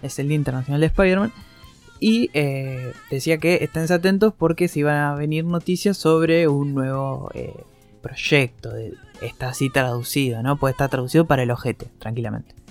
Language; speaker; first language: Spanish; native; Spanish